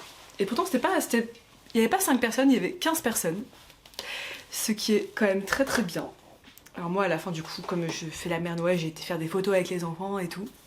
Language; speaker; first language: French; native; French